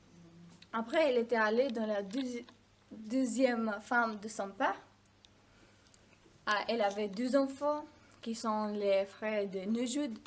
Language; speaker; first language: French; non-native, learner; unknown